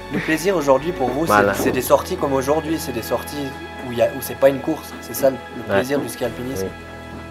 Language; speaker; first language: French; native; French